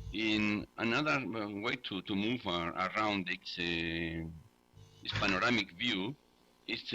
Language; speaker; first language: English; non-native, learner; Spanish